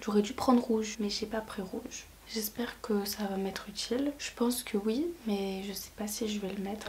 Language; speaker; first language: French; native; French